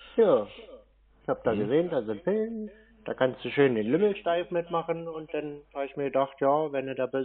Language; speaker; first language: German; native; German